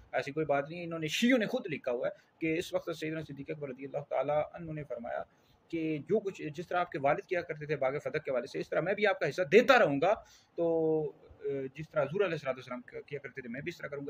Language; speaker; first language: Urdu; native; Urdu